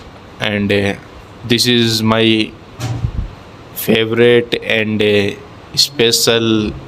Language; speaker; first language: English; non-native, learner; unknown